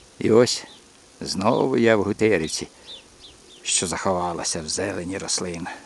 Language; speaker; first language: Ukrainian; native; Ukrainian